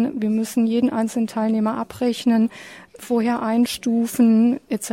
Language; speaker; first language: German; native; German